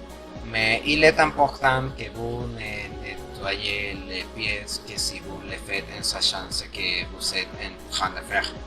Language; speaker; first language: French; non-native, learner; Spanish